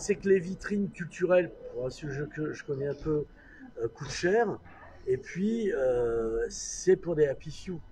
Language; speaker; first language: French; native; French